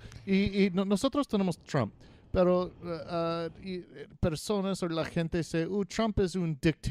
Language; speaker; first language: Spanish; non-native, learner; English